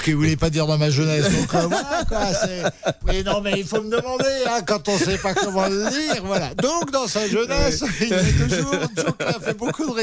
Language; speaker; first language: French; native; French